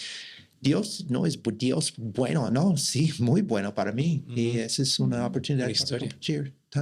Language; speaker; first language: Spanish; non-native, learner; English